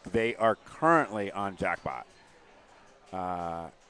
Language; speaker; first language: English; native; English